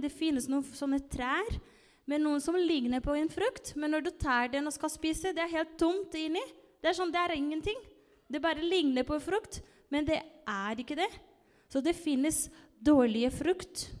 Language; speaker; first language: Norwegian; non-native, fluent; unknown